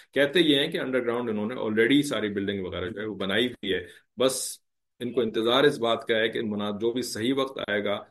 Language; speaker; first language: Hindi; native; Hindi